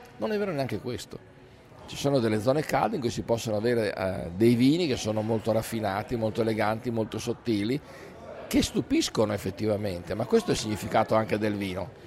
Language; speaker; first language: Italian; native; Italian